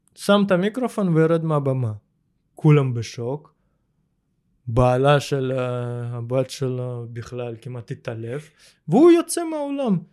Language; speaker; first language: Hebrew; early bilingual, other home language; Russian